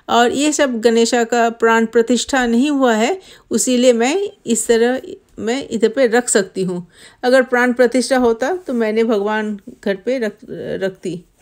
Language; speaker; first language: Hindi; non-native, local second language; Bangla